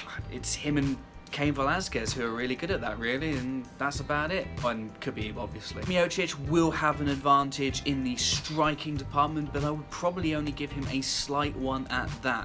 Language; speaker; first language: English; native; English